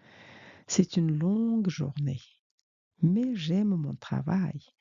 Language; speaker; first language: French; non-native, fluent; Mongolian